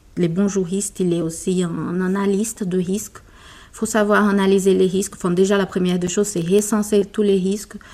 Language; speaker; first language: French; non-native, fluent; Portuguese